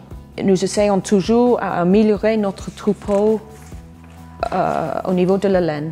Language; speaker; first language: French; non-native, fluent; English